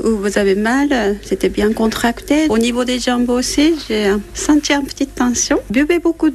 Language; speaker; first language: French; non-native, fluent; Japanese